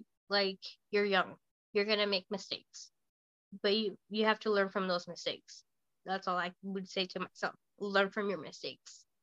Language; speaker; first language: English; early bilingual, other home language; Spanish